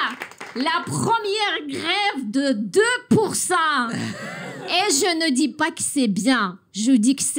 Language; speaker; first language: French; non-native, fluent; Russian